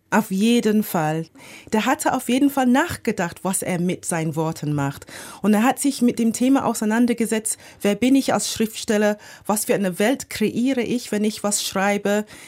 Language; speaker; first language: German; non-native, fluent; English